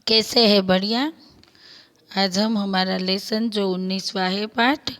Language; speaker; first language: Hindi; non-native, local second language; Gujarati